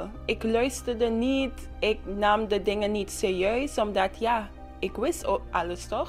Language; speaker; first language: Dutch; non-native, local second language; English